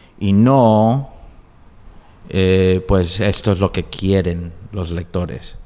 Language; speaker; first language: Spanish; early bilingual, heritage; Spanish